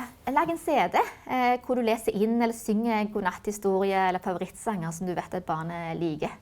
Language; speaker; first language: Norwegian; native; Norwegian